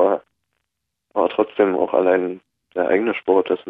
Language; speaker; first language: German; native; German